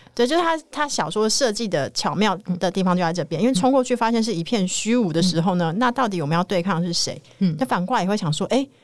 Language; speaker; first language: Chinese; native; Chinese